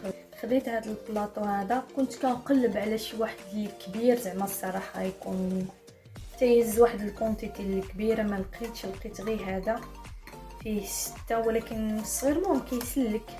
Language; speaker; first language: Arabic; native; Arabic